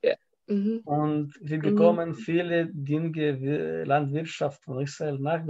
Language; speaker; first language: German; non-native, learner; Russian